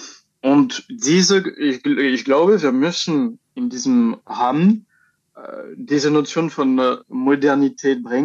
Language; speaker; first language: German; non-native, learner; French